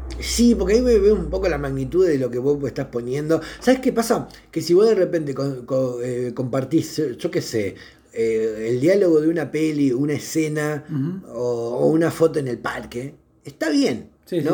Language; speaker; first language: Spanish; native; Spanish